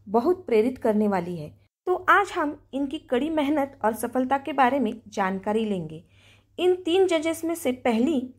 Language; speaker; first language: Hindi; non-native, local second language; Marathi